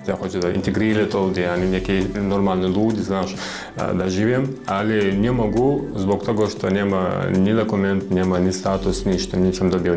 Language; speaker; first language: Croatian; non-native, learner; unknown